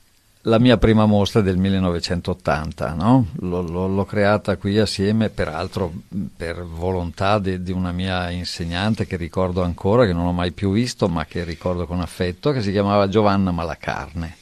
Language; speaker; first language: Italian; native; Italian